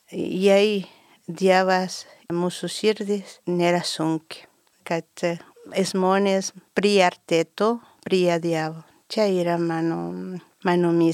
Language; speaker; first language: Lithuanian; non-native, learner; Spanish